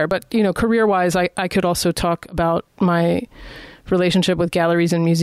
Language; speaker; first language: English; native; English